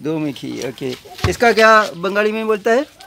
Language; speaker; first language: Hindi; non-native, local second language; Malayalam